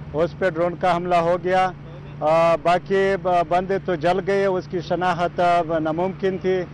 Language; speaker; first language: Urdu; native; Urdu